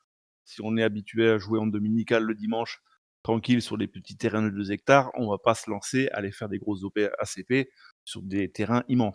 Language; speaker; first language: French; native; French